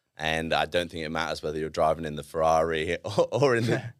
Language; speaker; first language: English; native; English